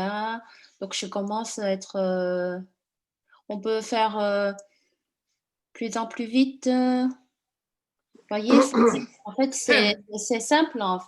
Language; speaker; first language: French; non-native, fluent; Chinese